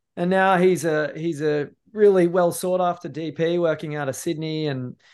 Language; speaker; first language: English; native; English